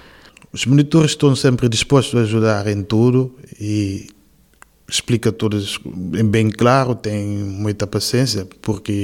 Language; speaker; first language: Portuguese; non-native, local second language; Kabuverdianu